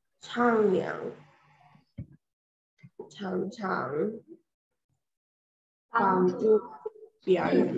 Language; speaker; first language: Chinese; non-native, learner; Thai